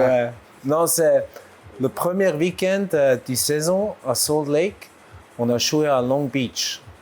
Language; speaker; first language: French; non-native, local second language; German